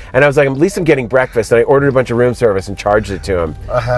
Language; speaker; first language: English; native; English